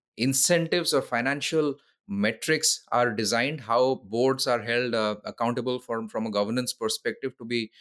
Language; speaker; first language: English; non-native, local second language; Odia